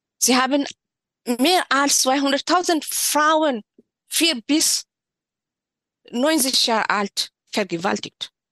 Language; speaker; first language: German; non-native, learner; Tigrinya